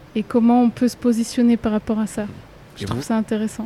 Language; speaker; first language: French; native; French